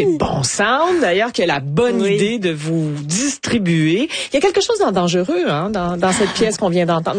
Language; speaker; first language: French; native; French